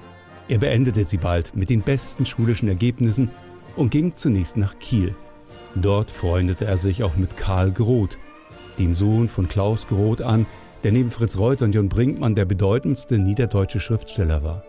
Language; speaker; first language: German; native; German